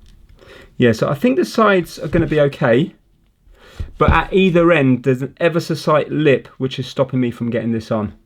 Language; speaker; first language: English; native; English